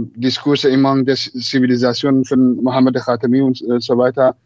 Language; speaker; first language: German; non-native, fluent; Persian